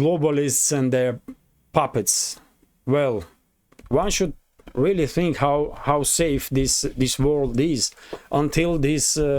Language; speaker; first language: English; non-native, fluent; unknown